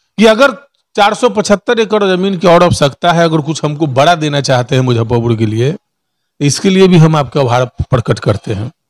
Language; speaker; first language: Hindi; native; Hindi